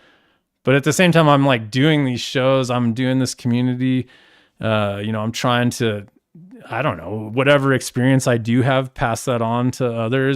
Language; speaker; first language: English; native; English